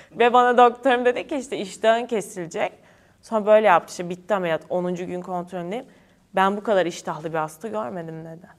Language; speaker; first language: Turkish; native; Turkish